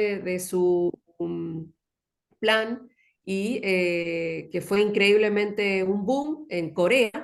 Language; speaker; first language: Spanish; native; Spanish